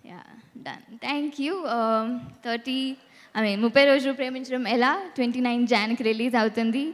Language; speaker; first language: Telugu; non-native, local second language; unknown